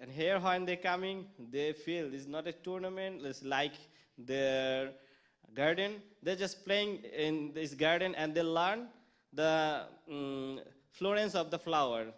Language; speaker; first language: English; non-native, local second language; Bangla